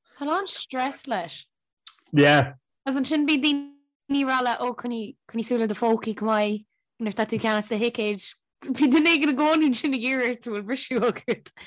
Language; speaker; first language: Irish; native; Irish